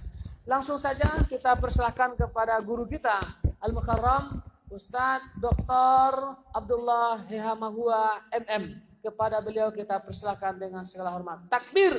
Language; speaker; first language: Indonesian; non-native, local second language; Minangkabau